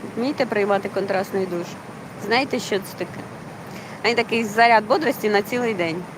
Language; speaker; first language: Ukrainian; native; Ukrainian